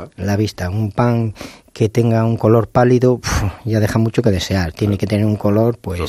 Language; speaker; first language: Spanish; native; Spanish